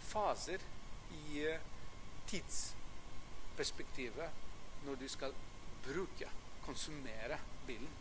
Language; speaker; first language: Norwegian; non-native, fluent; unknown